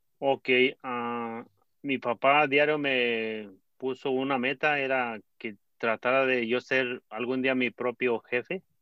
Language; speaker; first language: Spanish; native; Spanish